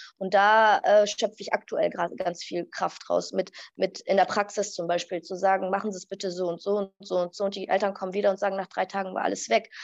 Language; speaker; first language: German; early bilingual, other home language; Arabic